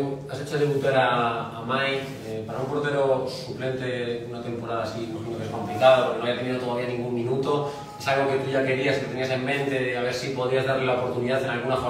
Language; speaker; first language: Spanish; native; Spanish